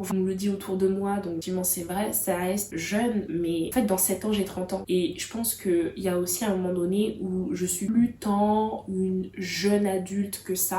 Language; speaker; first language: French; native; French